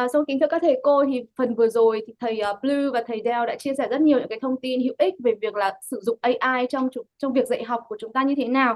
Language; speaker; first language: Vietnamese; native; Vietnamese